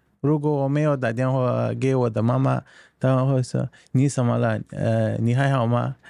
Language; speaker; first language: Chinese; non-native, learner; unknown